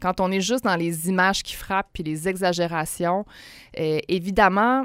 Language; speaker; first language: French; native; French